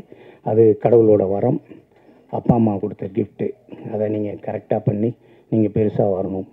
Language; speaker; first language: Tamil; native; Tamil